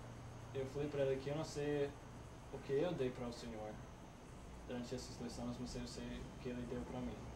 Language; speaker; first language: Portuguese; non-native, fluent; English